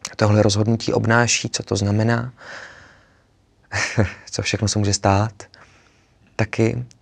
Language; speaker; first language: Czech; native; Czech